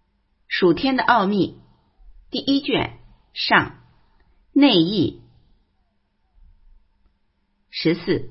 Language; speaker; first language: Chinese; native; Chinese